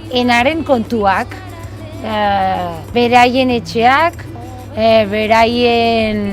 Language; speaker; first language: Basque; non-native, local second language; Catalan